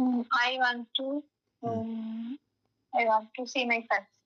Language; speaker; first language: English; non-native, learner; Malayalam